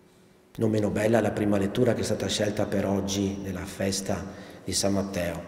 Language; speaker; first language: Italian; native; Italian